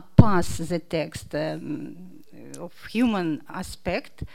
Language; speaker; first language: English; non-native, fluent; Russian